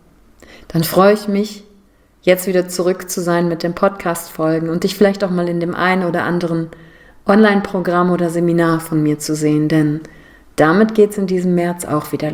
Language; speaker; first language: German; native; German